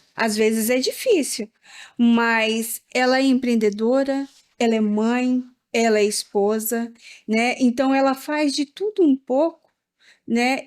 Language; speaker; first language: Portuguese; native; Portuguese